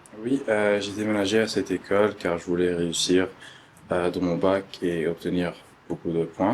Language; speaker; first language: French; early bilingual, other home language; Arabic